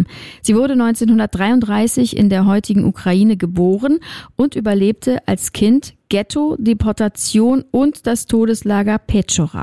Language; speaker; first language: German; native; German